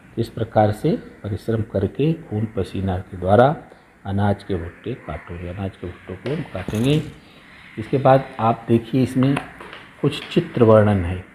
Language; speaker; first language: Hindi; native; Hindi